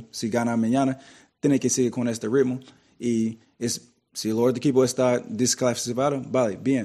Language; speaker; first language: Spanish; non-native, learner; English